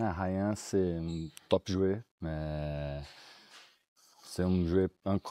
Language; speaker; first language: French; non-native, learner; Portuguese